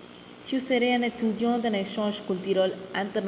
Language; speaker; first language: French; non-native, fluent; Tamil